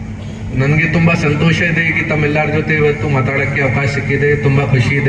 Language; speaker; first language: Kannada; non-native, learner; Hindi